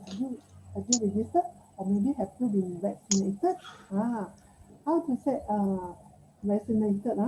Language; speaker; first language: English; non-native, local second language; Chinese